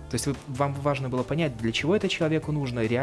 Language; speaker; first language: Russian; native; Russian